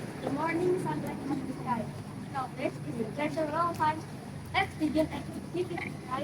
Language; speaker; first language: English; non-native, learner; Indonesian